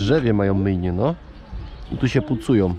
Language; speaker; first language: Polish; native; Polish